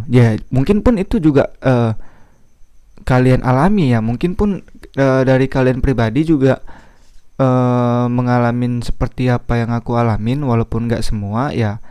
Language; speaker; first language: Indonesian; native; Indonesian